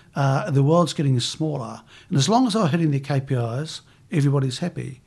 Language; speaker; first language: English; native; English